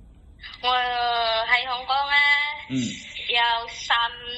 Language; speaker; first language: Cantonese; non-native, learner; Indonesian